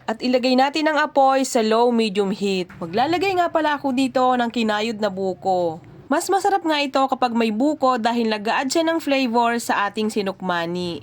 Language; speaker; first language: Filipino; native; Filipino